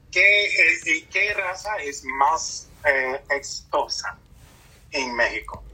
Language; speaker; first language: Spanish; non-native, learner; English